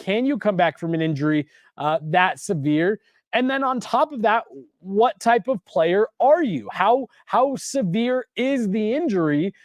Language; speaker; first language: English; native; English